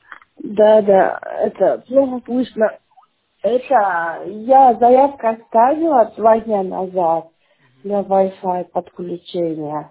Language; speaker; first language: Russian; non-native, learner; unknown